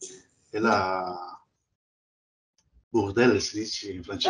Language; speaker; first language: Italian; non-native, learner; Spanish